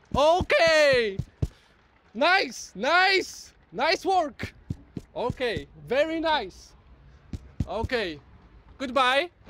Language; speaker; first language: English; non-native, learner; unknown